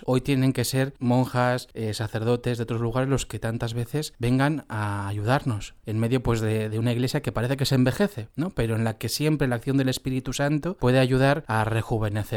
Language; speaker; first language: Spanish; native; Spanish